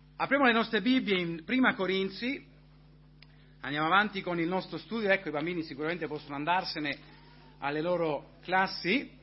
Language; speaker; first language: Italian; non-native, fluent; English